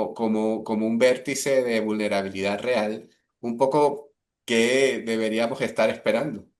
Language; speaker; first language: Spanish; native; Spanish